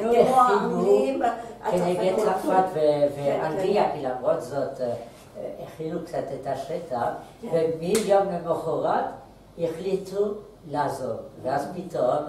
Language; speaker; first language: Hebrew; non-native, fluent; French